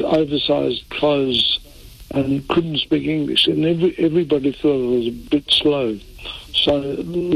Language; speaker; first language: English; non-native, local second language; Italian